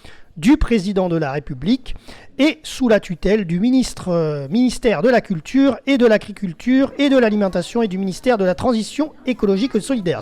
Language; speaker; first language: French; native; French